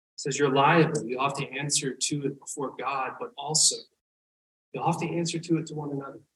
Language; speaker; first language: English; native; English